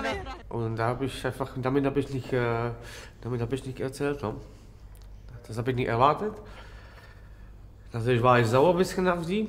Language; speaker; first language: German; non-native, learner; Czech